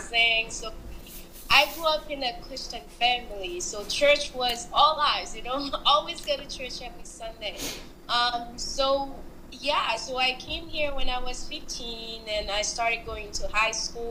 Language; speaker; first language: English; non-native, fluent; Haitian Creole